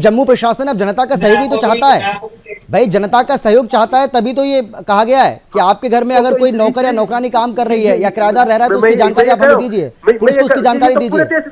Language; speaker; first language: Hindi; native; Hindi